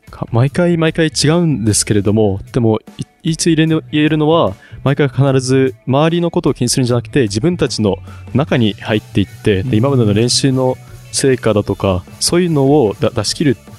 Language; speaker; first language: Japanese; native; Japanese